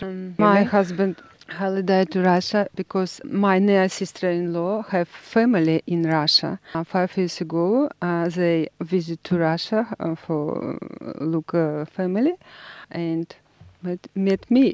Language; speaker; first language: English; non-native, learner; Russian